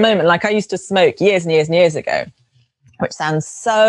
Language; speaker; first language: English; native; English